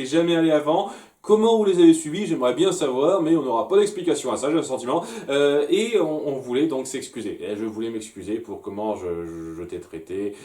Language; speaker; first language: French; native; French